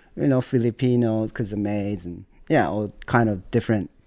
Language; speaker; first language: English; non-native, learner; Japanese